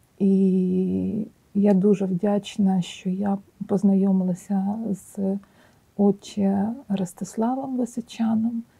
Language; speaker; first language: Ukrainian; native; Ukrainian